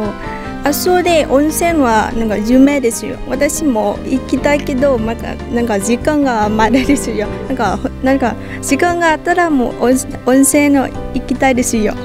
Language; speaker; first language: Japanese; non-native, learner; Vietnamese